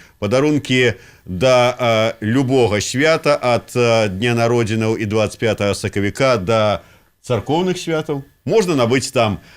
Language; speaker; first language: Belarusian; native; Belarusian